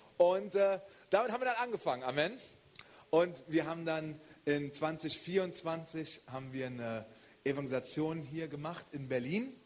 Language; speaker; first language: German; native; German